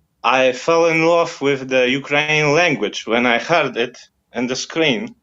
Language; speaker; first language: English; non-native, fluent; Polish